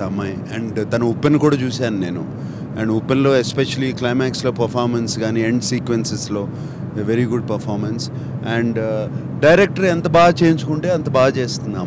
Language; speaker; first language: Telugu; native; Telugu